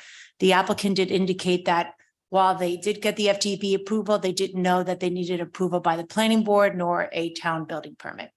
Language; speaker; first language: English; native; English